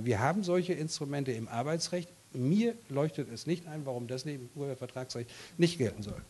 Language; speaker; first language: German; native; German